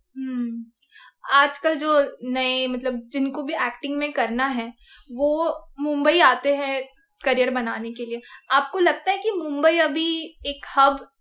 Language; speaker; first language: Hindi; non-native, local second language; Marathi